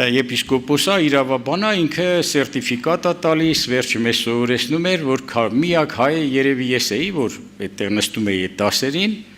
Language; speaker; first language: Armenian; native; Armenian